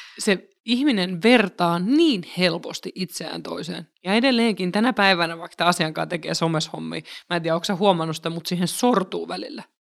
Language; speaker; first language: Finnish; native; Finnish